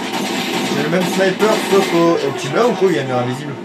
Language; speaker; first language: French; native; French